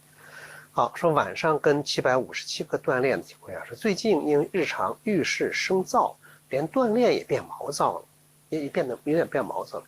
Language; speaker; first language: Chinese; native; Chinese